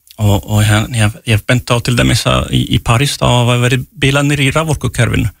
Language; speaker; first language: Icelandic; non-native, fluent; French